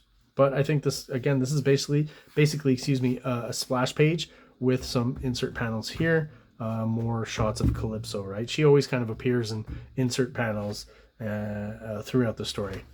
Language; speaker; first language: English; native; English